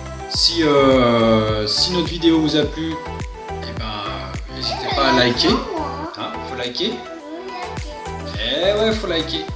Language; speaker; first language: French; native; French